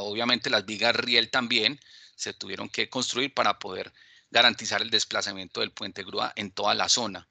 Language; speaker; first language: Spanish; native; Spanish